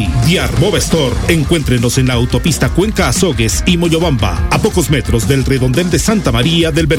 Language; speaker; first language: Spanish; native; Spanish